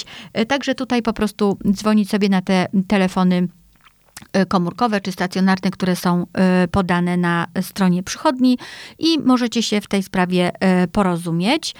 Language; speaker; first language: Polish; native; Polish